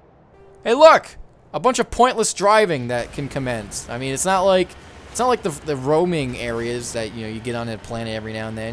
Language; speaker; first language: English; native; English